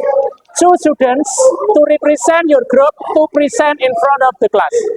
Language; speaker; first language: English; non-native, fluent; Indonesian